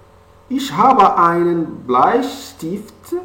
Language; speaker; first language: German; non-native, fluent; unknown